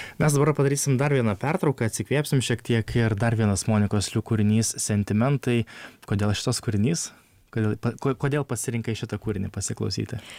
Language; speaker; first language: Lithuanian; native; Lithuanian